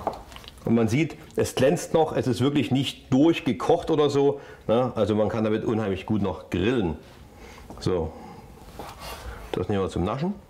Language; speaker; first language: German; native; German